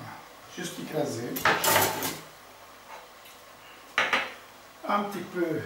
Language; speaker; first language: French; non-native, learner; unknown